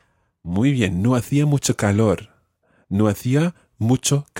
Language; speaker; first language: Spanish; non-native, fluent; English